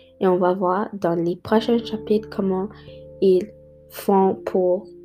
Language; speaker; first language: French; non-native, learner; English